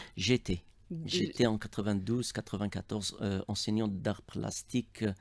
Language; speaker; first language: French; non-native, local second language; Arabic